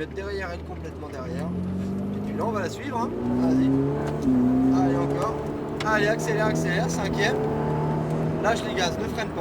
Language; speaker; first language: French; native; French